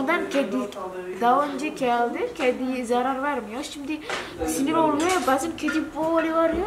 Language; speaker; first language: Turkish; non-native, learner; Indonesian